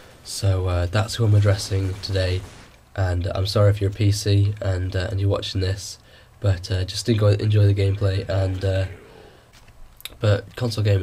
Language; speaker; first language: English; native; English